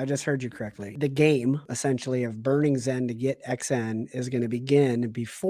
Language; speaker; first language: English; native; English